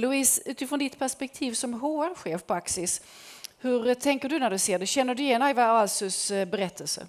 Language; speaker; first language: Swedish; native; Swedish